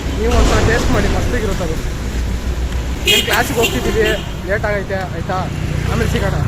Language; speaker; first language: Kannada; native; Kannada